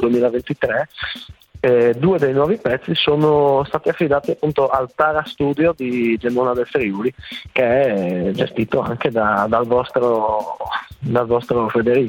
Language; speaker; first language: Italian; native; Italian